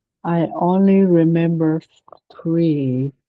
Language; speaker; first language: English; non-native, learner; Vietnamese